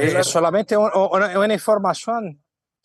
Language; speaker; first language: Spanish; non-native, fluent; Portuguese